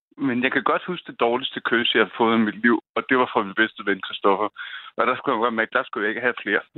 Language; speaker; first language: Danish; native; Danish